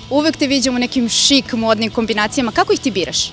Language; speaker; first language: Serbian; native; Serbian